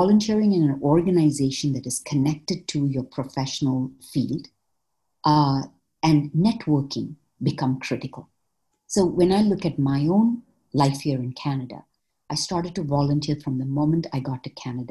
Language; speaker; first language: English; non-native, local second language; Malayalam